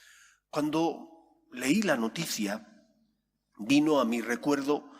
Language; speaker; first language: Spanish; native; Spanish